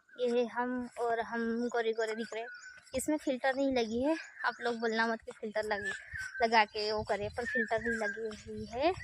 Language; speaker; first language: Hindi; native; Hindi